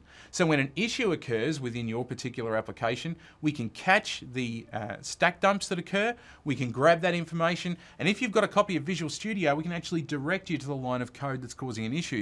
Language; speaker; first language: English; native; English